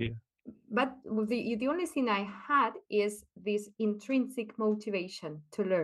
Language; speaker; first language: English; non-native, fluent; Russian